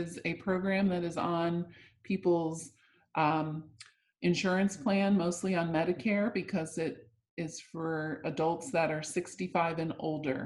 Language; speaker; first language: English; native; English